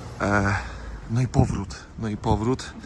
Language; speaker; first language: Polish; native; Polish